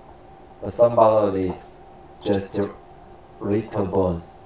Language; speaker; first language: English; non-native, learner; Korean